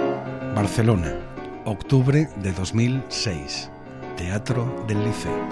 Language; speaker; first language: Spanish; native; Spanish